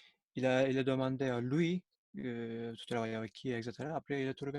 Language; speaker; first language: French; non-native, learner; Turkish